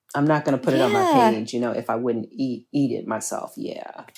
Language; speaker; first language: English; native; English